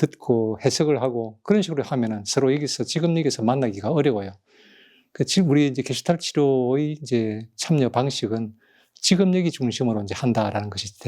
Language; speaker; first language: Korean; native; Korean